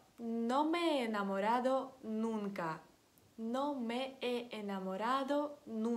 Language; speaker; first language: Spanish; non-native, fluent; Ukrainian